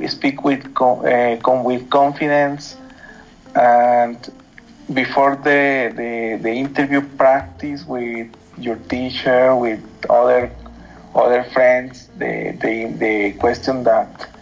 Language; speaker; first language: English; non-native, learner; Spanish